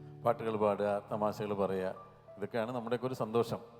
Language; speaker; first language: Malayalam; native; Malayalam